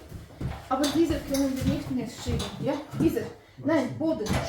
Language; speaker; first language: German; non-native, learner; Russian